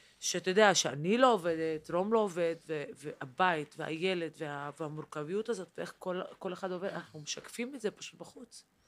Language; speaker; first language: Hebrew; non-native, local second language; Arabic